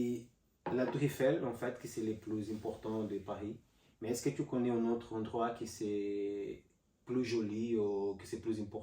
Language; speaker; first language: French; non-native, learner; Portuguese